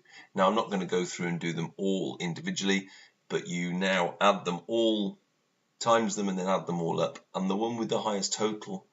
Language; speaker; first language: English; native; English